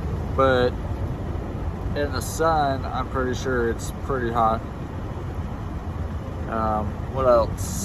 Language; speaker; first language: English; native; English